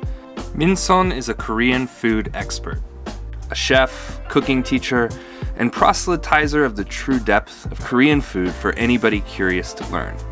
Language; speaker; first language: English; non-native, fluent; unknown